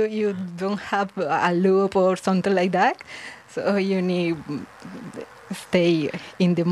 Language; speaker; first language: English; non-native, learner; Spanish